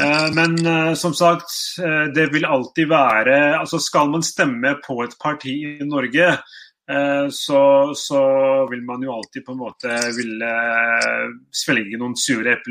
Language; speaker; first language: Norwegian; early bilingual, other home language; Urdu